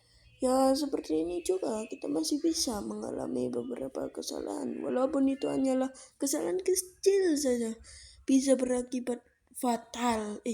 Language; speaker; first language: Indonesian; native; Indonesian